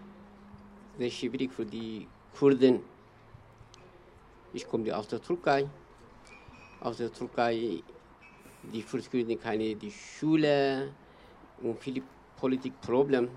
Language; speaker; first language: German; non-native, learner; Kurdish